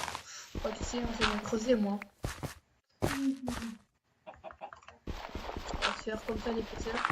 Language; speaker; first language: French; native; French